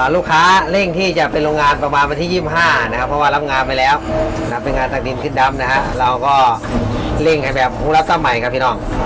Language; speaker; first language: Thai; non-native, local second language; Northeastern Thai